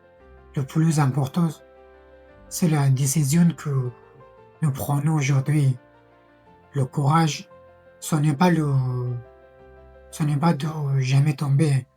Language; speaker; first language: French; non-native, fluent; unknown